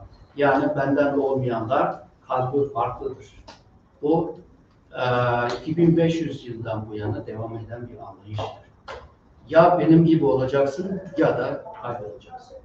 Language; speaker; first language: Turkish; non-native, fluent; Uyghur